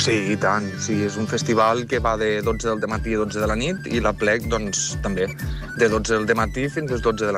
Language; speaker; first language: Catalan; native; Catalan